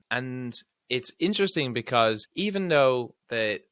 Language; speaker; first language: English; native; English